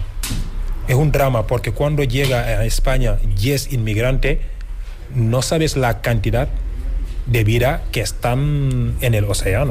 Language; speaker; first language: Spanish; non-native, fluent; Wolof